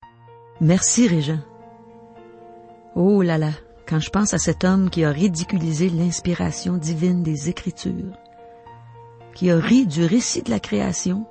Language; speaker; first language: French; native; French